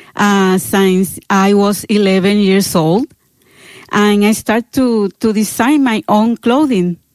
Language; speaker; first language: English; non-native, learner; Spanish